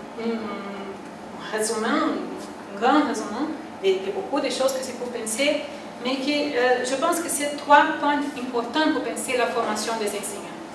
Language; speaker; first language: French; non-native, learner; Portuguese